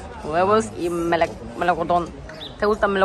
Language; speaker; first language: Spanish; non-native, learner; Turkish